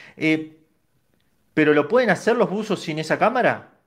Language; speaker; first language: Spanish; native; Spanish